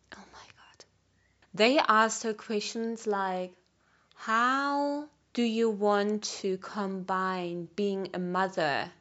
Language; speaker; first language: English; non-native, fluent; German